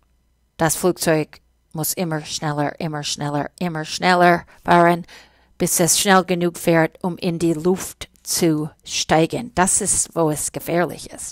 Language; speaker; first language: German; non-native, fluent; English